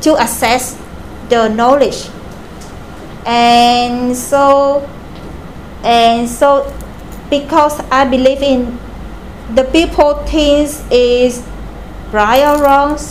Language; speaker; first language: English; non-native, learner; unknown